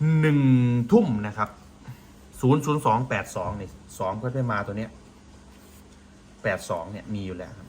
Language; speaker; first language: Thai; native; Thai